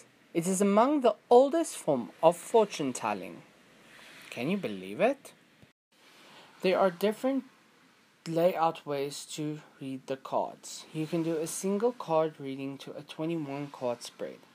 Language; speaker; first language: English; non-native, fluent; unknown